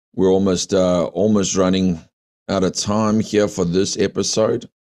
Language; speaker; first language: English; early bilingual, other home language; Afrikaans